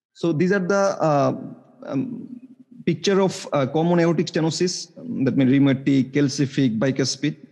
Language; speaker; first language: English; non-native, local second language; Bangla